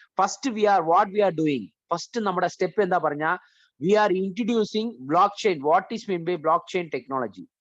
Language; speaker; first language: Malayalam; early bilingual, heritage; Malayalam